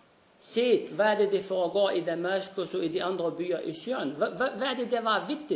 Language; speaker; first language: Danish; non-native, fluent; Arabic